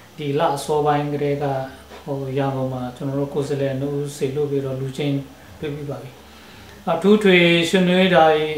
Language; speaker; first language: Burmese; non-native, local second language; Western Kayah